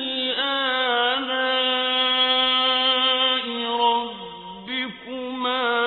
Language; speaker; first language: Arabic; native; Arabic